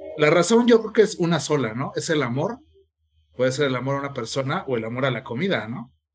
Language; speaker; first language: Spanish; native; Spanish